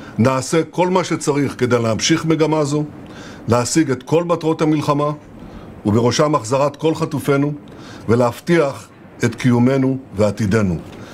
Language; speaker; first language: Hebrew; native; Hebrew